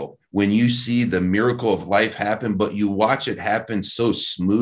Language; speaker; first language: English; native; English